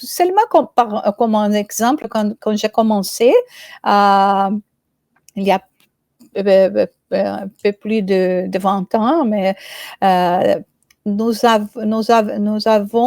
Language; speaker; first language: French; non-native, fluent; Portuguese